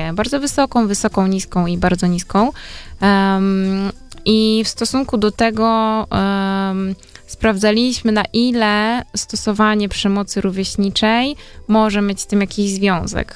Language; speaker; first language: Polish; native; Polish